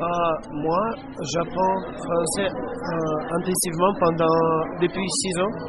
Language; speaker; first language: French; non-native, fluent; Russian